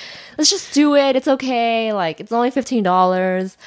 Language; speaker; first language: English; non-native, fluent; Chinese